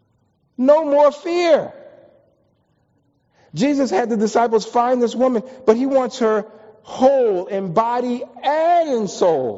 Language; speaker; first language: English; native; English